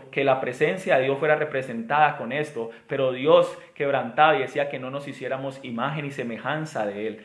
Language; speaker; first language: Spanish; native; Spanish